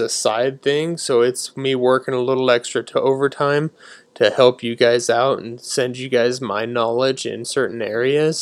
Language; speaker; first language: English; native; English